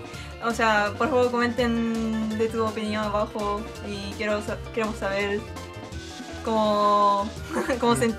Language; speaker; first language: Spanish; non-native, fluent; Japanese